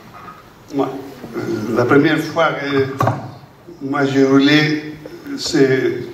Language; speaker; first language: French; non-native, learner; Italian